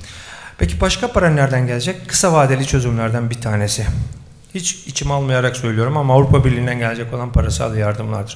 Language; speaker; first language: Turkish; native; Turkish